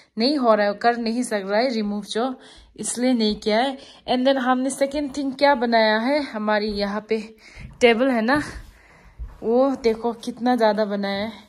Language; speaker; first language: Hindi; non-native, local second language; Tibetan